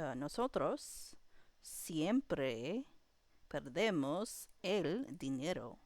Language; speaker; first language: Spanish; non-native, learner; English